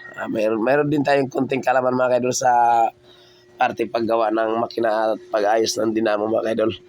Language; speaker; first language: Filipino; non-native, local second language; Cebuano